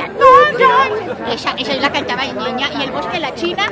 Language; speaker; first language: Spanish; native; Spanish